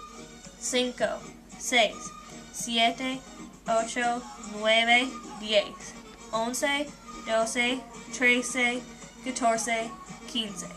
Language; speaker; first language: Spanish; non-native, learner; English